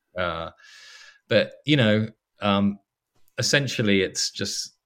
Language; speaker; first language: English; native; English